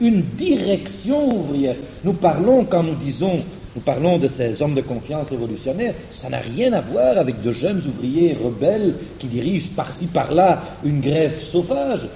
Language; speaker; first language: French; non-native, fluent; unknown